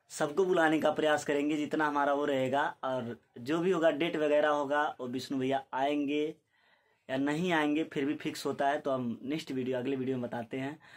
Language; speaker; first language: Hindi; native; Hindi